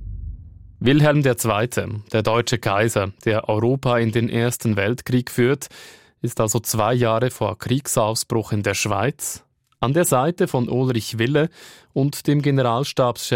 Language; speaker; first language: German; native; German